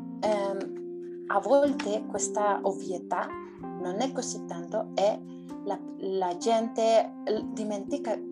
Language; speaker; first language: Italian; non-native, learner; Spanish